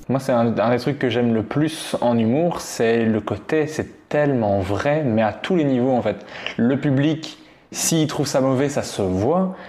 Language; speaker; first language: French; native; French